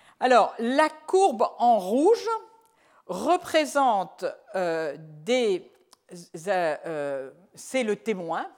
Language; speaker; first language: French; native; French